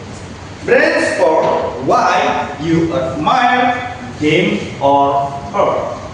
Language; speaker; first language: English; non-native, learner; Indonesian